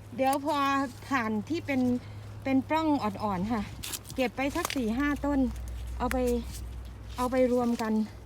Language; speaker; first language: Thai; native; Thai